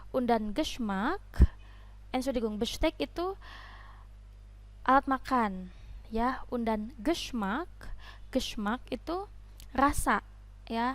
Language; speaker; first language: German; non-native, fluent; Indonesian